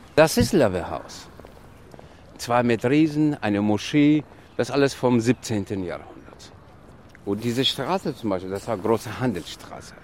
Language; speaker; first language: German; non-native, learner; Tajik